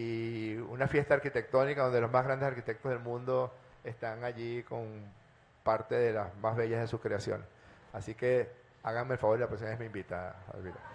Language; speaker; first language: Spanish; native; Spanish